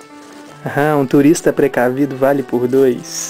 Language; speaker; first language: Portuguese; native; Portuguese